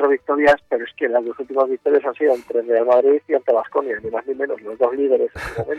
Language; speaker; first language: Spanish; native; Spanish